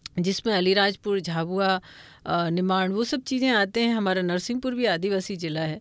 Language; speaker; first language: Hindi; non-native, local second language; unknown